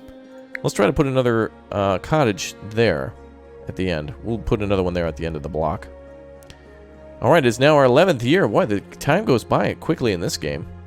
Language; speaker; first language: English; native; English